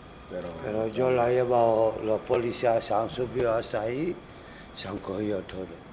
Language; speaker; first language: Spanish; non-native, learner; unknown